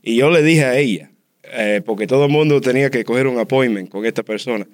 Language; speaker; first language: Spanish; early bilingual, heritage; Spanish